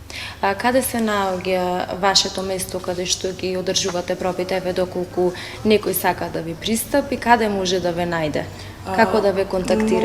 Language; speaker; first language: Macedonian; native; Macedonian